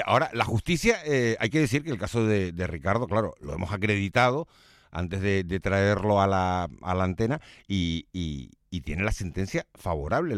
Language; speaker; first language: Spanish; native; Spanish